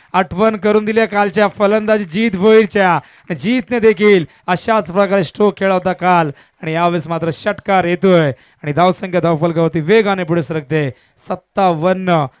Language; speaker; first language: Marathi; native; Marathi